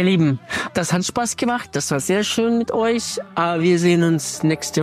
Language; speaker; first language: German; non-native, fluent; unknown